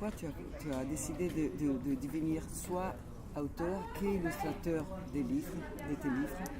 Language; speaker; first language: French; non-native, fluent; Italian